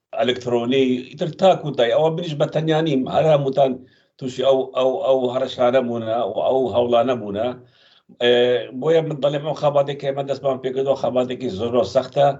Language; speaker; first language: Central Kurdish; non-native, local second language; Kurdish